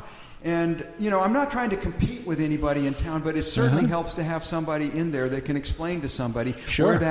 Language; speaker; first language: English; native; English